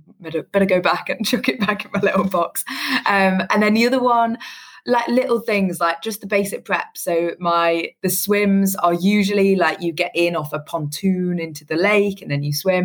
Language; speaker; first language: English; native; English